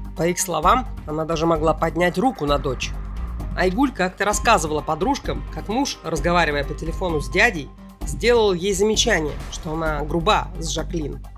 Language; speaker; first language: Russian; native; Russian